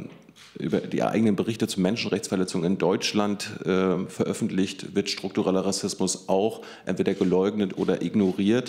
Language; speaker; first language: German; native; German